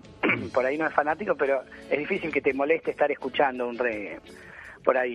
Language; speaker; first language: Spanish; native; Spanish